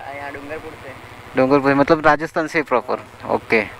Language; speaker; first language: Hindi; non-native, local second language; Marathi